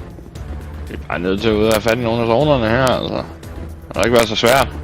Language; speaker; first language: Danish; native; Danish